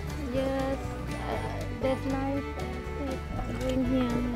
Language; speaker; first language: English; non-native, learner; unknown